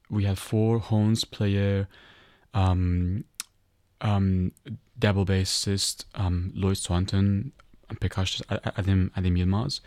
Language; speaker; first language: English; non-native, fluent; Persian